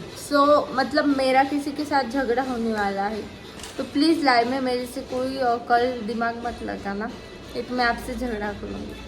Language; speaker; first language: Hindi; non-native, local second language; Marathi